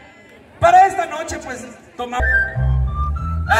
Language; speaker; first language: Spanish; native; Spanish